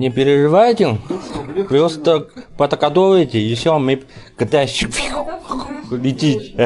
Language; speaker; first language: Russian; non-native, learner; Chinese